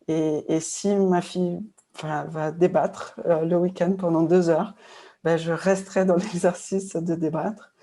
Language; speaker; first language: French; non-native, fluent; Portuguese